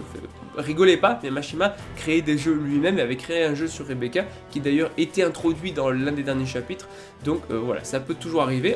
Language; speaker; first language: French; native; French